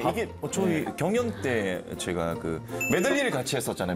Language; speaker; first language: Korean; native; Korean